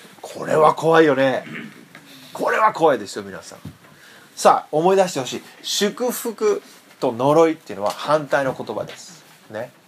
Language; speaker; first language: Japanese; native; Japanese